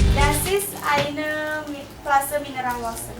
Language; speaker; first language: German; non-native, learner; Indonesian